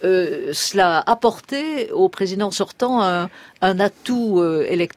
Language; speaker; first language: French; native; French